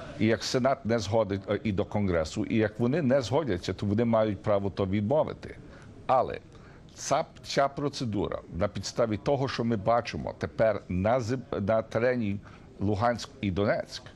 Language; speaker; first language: Ukrainian; early bilingual, heritage; Ukrainian